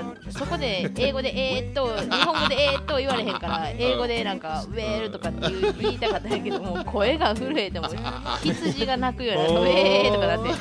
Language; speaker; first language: Japanese; native; Japanese